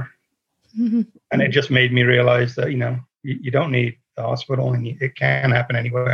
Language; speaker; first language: English; native; English